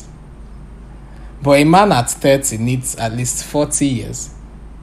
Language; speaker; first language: English; non-native, local second language; Igbo